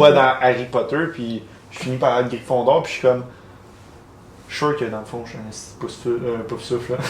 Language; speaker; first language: French; native; French